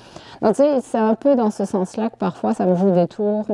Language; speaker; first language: French; native; French